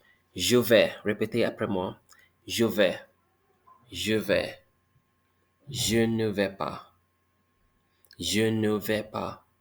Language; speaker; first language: French; non-native, fluent; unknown